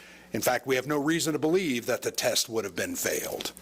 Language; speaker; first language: English; native; English